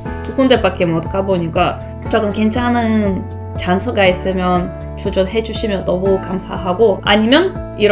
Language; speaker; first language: Korean; non-native, learner; Russian